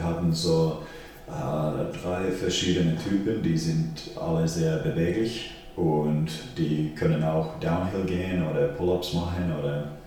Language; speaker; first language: German; non-native, fluent; Finnish